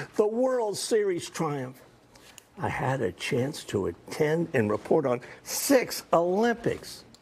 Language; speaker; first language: English; native; English